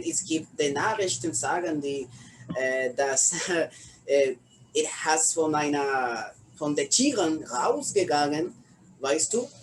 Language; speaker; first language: German; non-native, learner; Spanish